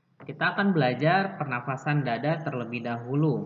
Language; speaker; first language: Indonesian; native; Indonesian